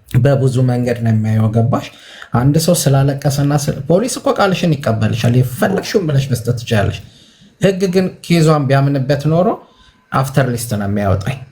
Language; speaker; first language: Amharic; native; Amharic